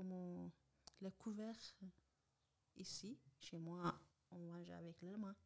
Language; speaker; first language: French; non-native, learner; Amharic